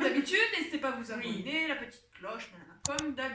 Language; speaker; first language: French; native; French